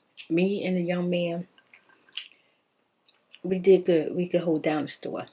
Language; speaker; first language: English; native; English